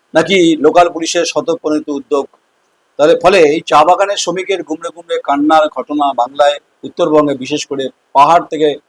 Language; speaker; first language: Bangla; native; Bangla